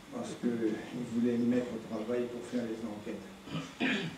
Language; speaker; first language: French; native; French